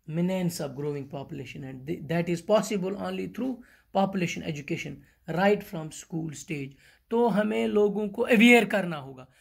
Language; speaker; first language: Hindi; non-native, local second language; Kashmiri